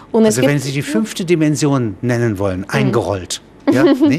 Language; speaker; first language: German; native; German